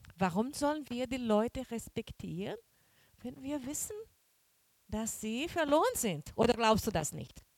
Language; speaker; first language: German; non-native, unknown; Portuguese